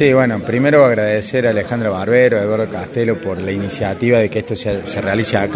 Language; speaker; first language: Spanish; native; Spanish